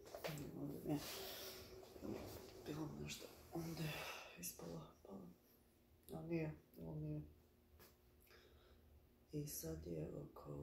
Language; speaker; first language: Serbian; early bilingual, heritage; Bosnian